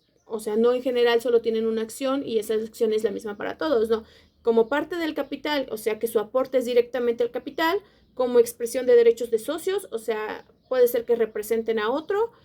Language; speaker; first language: Spanish; native; Spanish